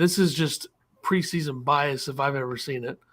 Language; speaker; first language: English; native; English